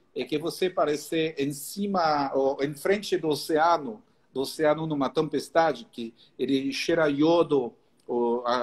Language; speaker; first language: Portuguese; non-native, fluent; French